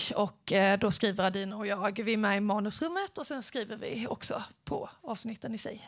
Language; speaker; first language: Swedish; native; Swedish